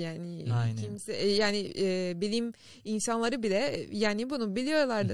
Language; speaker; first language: Turkish; non-native, learner; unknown